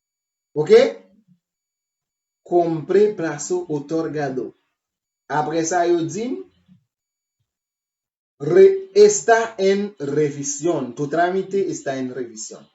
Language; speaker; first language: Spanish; non-native, learner; Haitian Creole